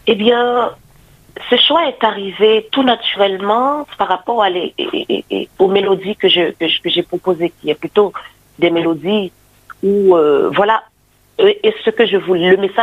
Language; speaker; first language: French; non-native, local second language; Haitian Creole